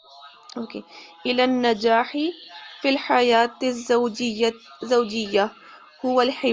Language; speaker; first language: Arabic; non-native, learner; Urdu